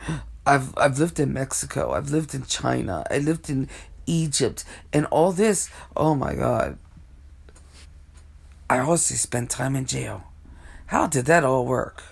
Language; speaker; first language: English; native; English